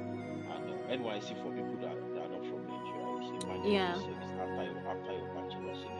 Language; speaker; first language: English; non-native, local second language; Yoruba